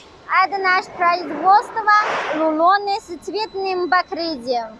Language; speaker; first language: Russian; non-native, learner; Chinese